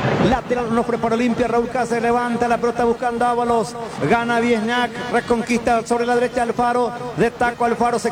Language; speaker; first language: Spanish; native; Spanish